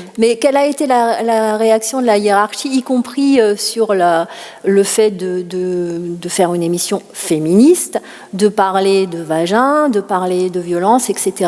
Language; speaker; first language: French; native; French